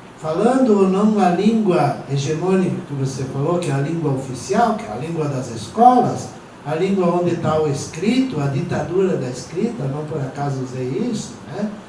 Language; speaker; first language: Portuguese; non-native, local second language; Venetian